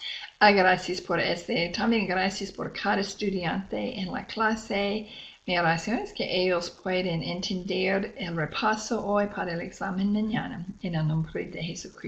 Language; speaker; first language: Spanish; non-native, fluent; English